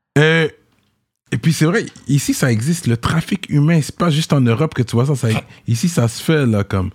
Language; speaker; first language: French; native; French